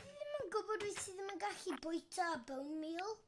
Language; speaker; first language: Welsh; non-native, local second language; English